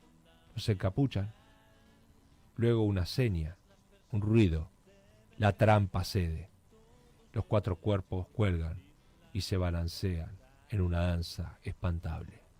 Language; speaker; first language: Spanish; native; Spanish